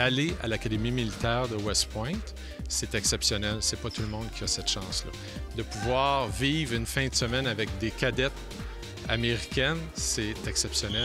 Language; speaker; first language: French; native; French